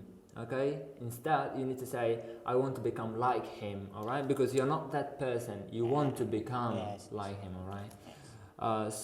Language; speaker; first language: English; non-native, fluent; Uzbek